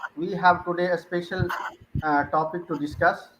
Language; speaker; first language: English; non-native, local second language; Hindi